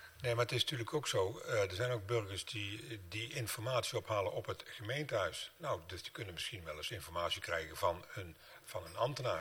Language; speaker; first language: Dutch; native; Dutch